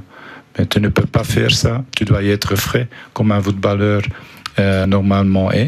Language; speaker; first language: French; non-native, fluent; Dutch